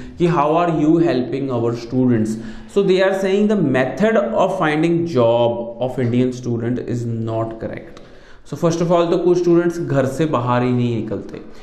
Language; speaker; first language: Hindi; non-native, local second language; Punjabi